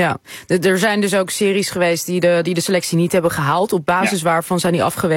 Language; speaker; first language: Dutch; native; Dutch